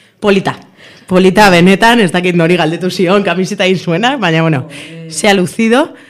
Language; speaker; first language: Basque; non-native, local second language; Spanish